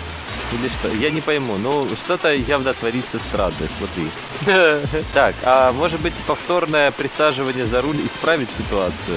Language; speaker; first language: Russian; native; Russian